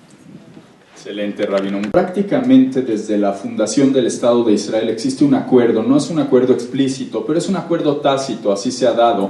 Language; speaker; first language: Spanish; native; Spanish